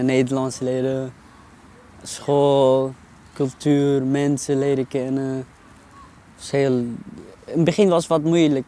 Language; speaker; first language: Dutch; non-native, learner; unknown